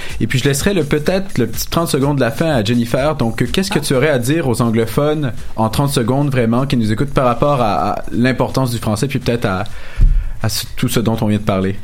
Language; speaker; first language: French; native; French